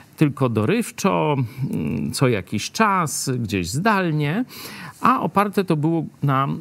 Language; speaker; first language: Polish; native; Polish